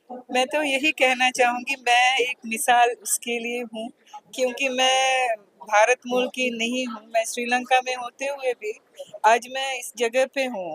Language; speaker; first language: Hindi; non-native, fluent; Sinhala